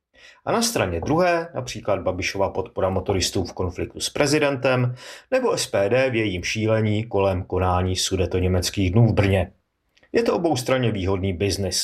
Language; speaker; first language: Czech; native; Czech